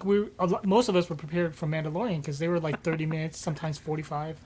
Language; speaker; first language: English; native; English